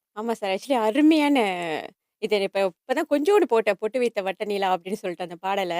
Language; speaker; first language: Tamil; native; Tamil